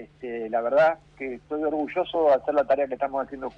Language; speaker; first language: Spanish; native; Spanish